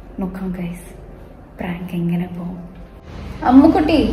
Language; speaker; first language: Malayalam; non-native, learner; Tamil